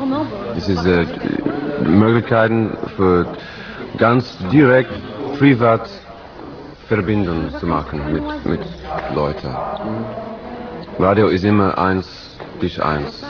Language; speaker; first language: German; non-native, learner; English